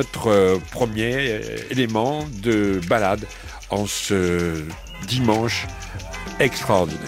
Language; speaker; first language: French; native; French